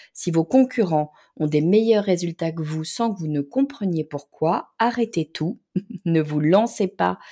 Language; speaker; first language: French; native; French